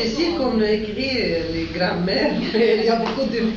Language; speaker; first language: French; non-native, learner; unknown